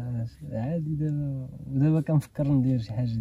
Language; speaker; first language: Arabic; native; Arabic